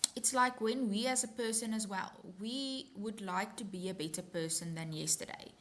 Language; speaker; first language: English; non-native, local second language; Afrikaans